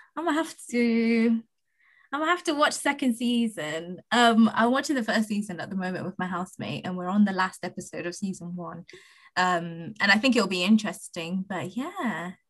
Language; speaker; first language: English; early bilingual, other home language; Kikuyu